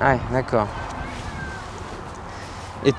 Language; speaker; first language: French; native; French